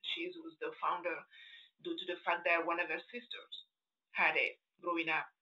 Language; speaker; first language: English; non-native, fluent; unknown